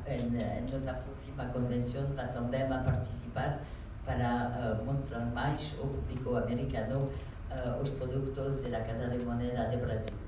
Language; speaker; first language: Spanish; non-native, learner; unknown